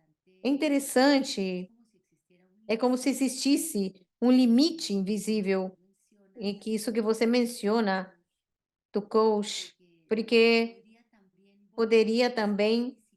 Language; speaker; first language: Portuguese; non-native, fluent; Spanish